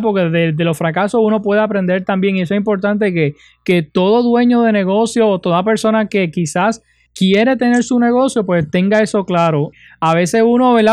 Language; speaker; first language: Spanish; native; Spanish